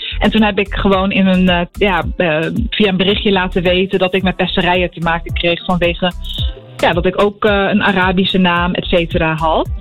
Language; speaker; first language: Dutch; early bilingual, other home language; Arabic